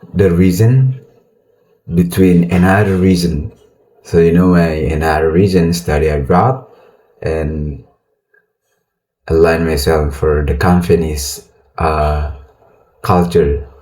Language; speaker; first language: English; non-native, learner; Indonesian